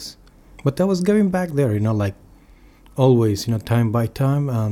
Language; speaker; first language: English; non-native, fluent; Arabic